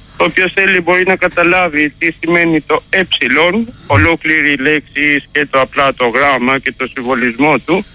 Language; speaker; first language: Greek; early bilingual, heritage; Greek